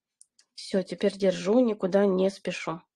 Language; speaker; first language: Russian; native; Russian